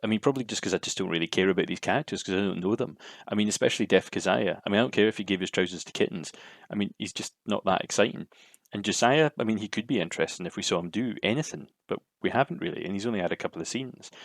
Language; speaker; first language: English; native; English